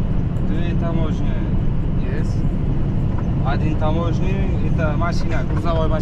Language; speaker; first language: Russian; non-native, local second language; Kazakh